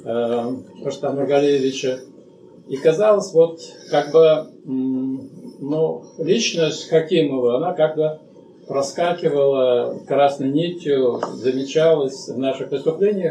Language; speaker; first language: Russian; native; Russian